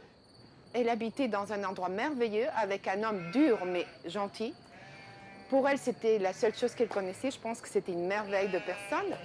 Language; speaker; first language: French; early bilingual, other home language; Spanish